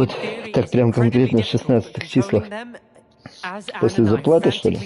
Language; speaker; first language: Russian; native; Russian